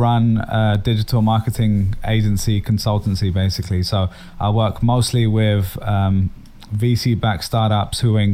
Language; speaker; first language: English; native; English